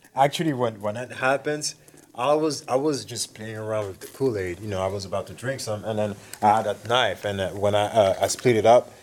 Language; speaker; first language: English; non-native, fluent; Arabic